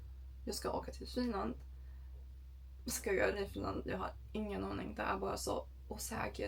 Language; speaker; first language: Swedish; non-native, learner; Turkish